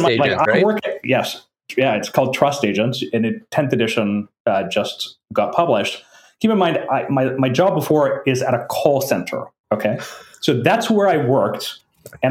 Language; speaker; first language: English; non-native, fluent; French